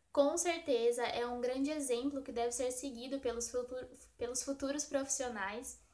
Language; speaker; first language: Portuguese; native; Portuguese